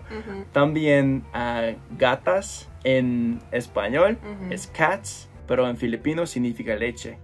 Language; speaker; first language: Spanish; non-native, fluent; English